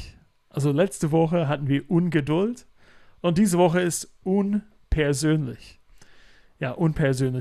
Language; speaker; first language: German; non-native, fluent; English